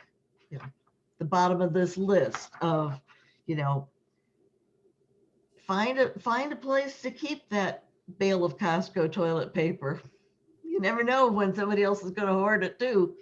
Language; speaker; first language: English; native; English